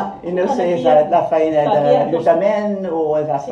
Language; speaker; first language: Catalan; non-native, fluent; Spanish